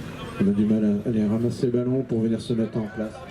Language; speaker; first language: French; native; French